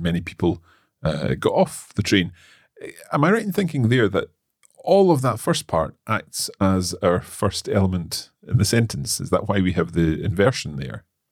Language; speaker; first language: English; native; English